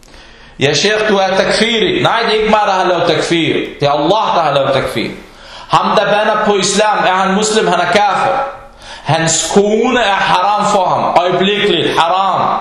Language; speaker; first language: Danish; non-native, fluent; Arabic